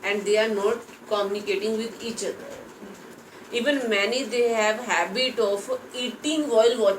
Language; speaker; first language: English; non-native, local second language; Hindi